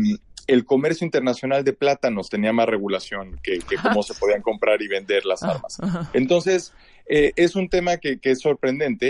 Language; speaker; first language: Spanish; native; Spanish